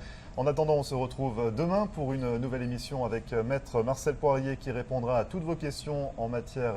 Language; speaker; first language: French; native; French